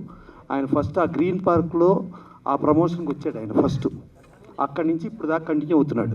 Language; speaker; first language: Telugu; native; Telugu